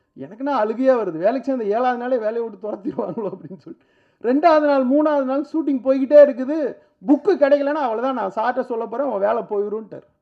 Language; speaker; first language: Tamil; native; Tamil